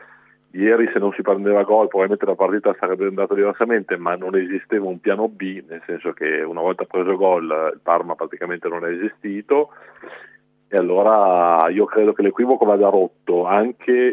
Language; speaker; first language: Italian; native; Italian